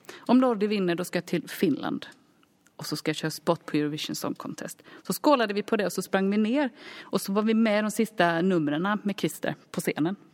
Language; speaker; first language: Swedish; early bilingual, other home language; Finnish